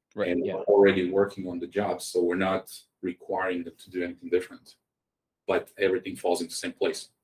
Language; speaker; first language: English; non-native, fluent; Croatian